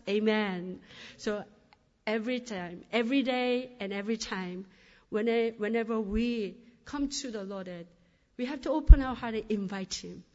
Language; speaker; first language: English; non-native, fluent; Korean